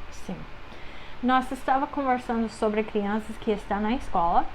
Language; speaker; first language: Portuguese; non-native, fluent; English